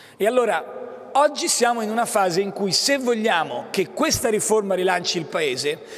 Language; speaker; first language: Italian; native; Italian